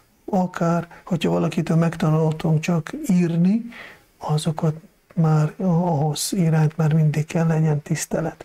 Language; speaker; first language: Hungarian; non-native, fluent; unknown